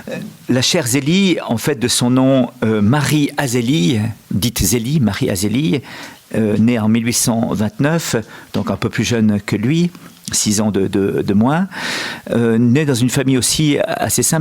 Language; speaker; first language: French; native; French